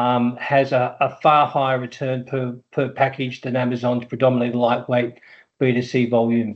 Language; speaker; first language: English; native; English